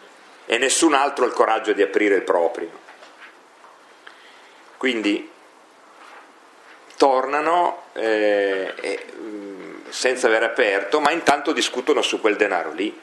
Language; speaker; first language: Italian; native; Italian